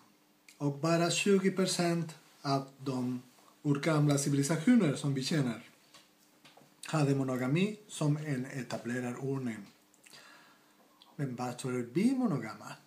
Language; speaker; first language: Swedish; non-native, fluent; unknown